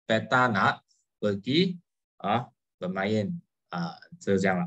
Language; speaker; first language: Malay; non-native, local second language; Chinese